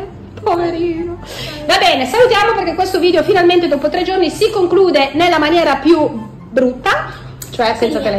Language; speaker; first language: Italian; native; Italian